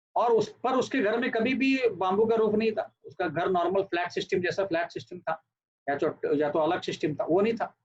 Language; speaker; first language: Hindi; non-native, local second language; Marathi